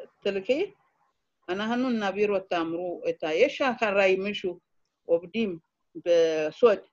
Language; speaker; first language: Hebrew; non-native, fluent; Amharic